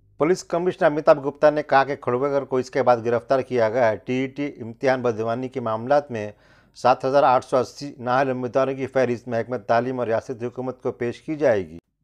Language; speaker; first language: Urdu; native; Urdu